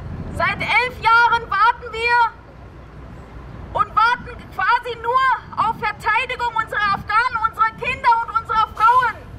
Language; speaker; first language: German; early bilingual, other home language; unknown